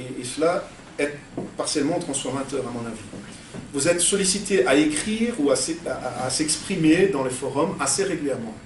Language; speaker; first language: French; non-native, fluent; Portuguese